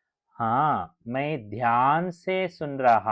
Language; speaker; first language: Hindi; non-native, local second language; Telugu